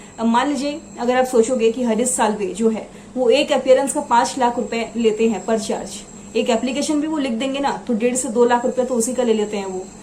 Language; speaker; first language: Hindi; non-native, local second language; Assamese